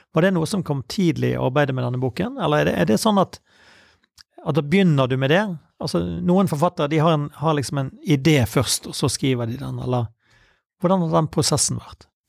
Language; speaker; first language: Norwegian; native; Norwegian